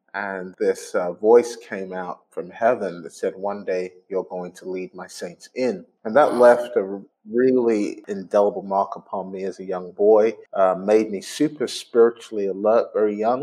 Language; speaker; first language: English; native; English